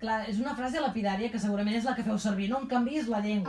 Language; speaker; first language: Catalan; native; Catalan